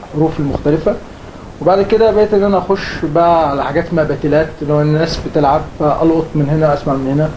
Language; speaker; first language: Arabic; native; Arabic